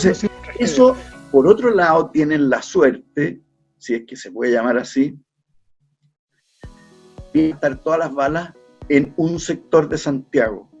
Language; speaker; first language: Spanish; native; Spanish